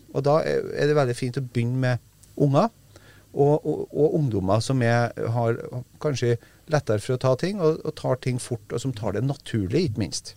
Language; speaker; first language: Norwegian; native; Norwegian